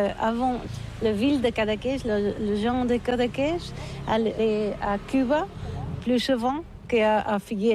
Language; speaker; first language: French; non-native, learner; Catalan